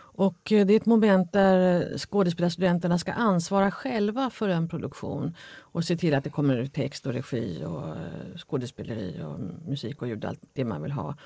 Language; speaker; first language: Swedish; native; Swedish